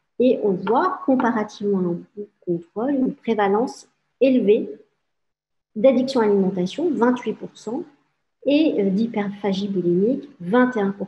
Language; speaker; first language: French; native; French